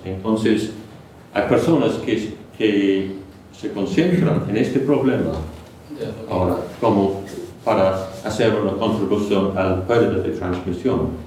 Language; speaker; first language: Spanish; non-native, fluent; English